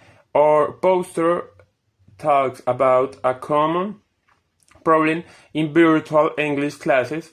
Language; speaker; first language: English; non-native, fluent; Spanish